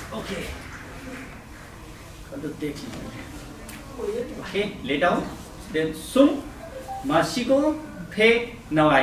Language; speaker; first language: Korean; non-native, learner; Hindi